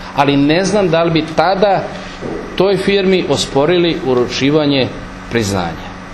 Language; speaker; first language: Serbian; native; Serbian